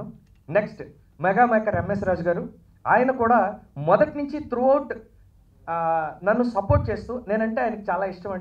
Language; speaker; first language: Telugu; native; Telugu